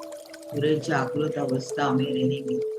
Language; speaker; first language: Hindi; native; Hindi